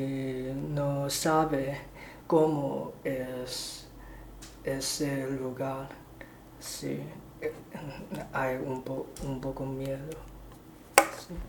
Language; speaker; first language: Spanish; non-native, learner; Chinese